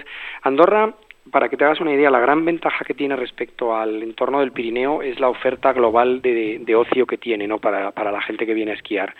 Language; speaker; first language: Spanish; native; Spanish